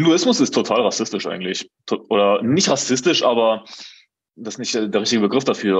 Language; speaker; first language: German; native; German